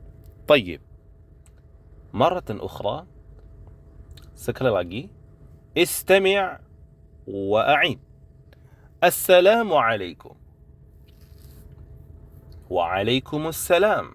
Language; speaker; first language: Arabic; non-native, fluent; Indonesian